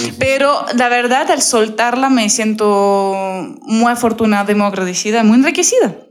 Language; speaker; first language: Spanish; non-native, fluent; Russian